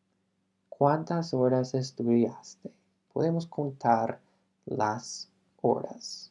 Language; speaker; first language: Spanish; non-native, fluent; English